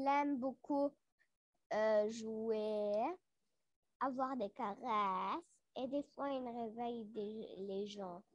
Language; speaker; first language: French; non-native, local second language; Arabic